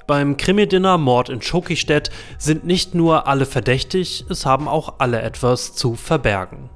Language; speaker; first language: German; native; German